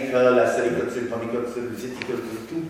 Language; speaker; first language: French; non-native, learner; English